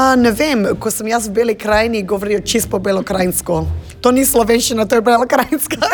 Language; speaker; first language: Slovenian; early bilingual, heritage; Slovenian